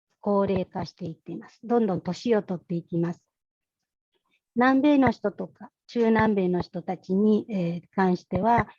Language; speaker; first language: Japanese; non-native, fluent; Spanish